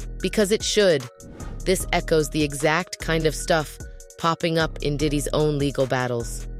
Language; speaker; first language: English; native; English